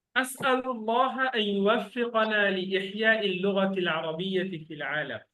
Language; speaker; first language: Arabic; non-native, fluent; Bangla